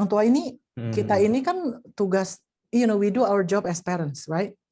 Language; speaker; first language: Indonesian; native; Indonesian